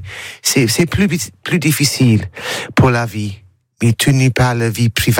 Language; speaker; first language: French; non-native, learner; English